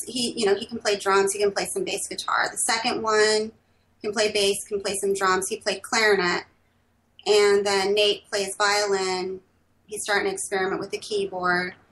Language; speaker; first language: English; native; English